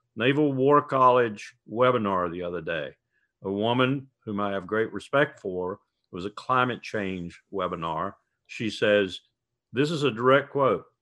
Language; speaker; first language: English; native; English